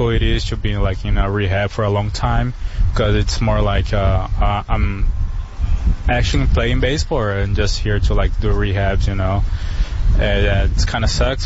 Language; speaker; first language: English; non-native, fluent; Portuguese